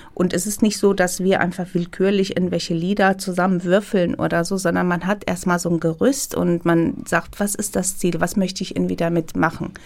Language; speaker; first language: German; non-native, fluent; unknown